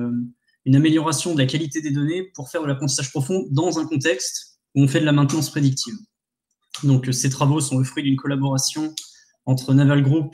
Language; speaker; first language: French; native; French